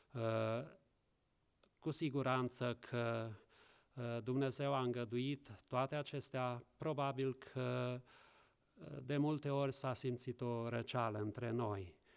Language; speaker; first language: Romanian; non-native, local second language; Hungarian